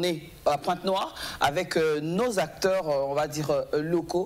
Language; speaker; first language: French; native; French